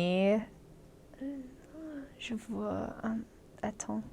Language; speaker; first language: French; non-native, learner; English